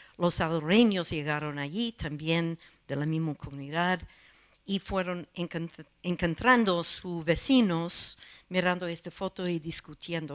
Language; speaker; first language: Spanish; non-native, learner; English